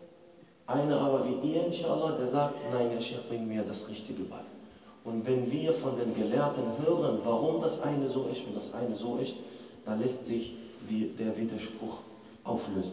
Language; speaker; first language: German; non-native, fluent; Arabic